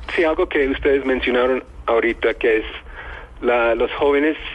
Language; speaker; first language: Spanish; non-native, fluent; English